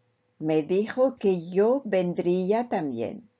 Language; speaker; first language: Spanish; non-native, fluent; French